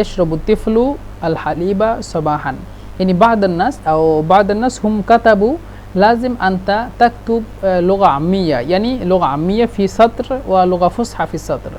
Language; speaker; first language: Egyptian Arabic; non-native, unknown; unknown